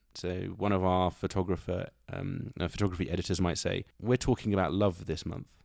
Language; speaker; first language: English; native; English